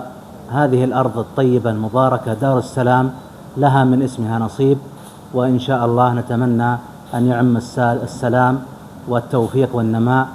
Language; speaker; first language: Arabic; native; Arabic